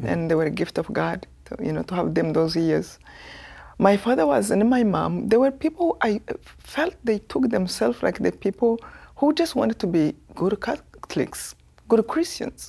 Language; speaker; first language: English; non-native, local second language; Kinyarwanda